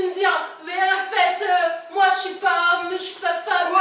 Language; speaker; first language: French; native; French